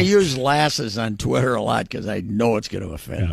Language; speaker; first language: English; native; English